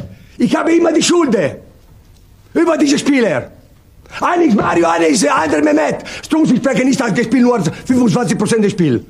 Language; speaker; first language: German; non-native, learner; Italian